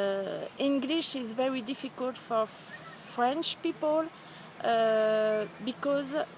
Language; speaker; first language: English; non-native, learner; French